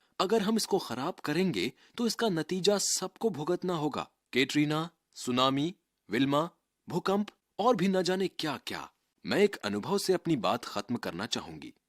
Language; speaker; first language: Hindi; native; Hindi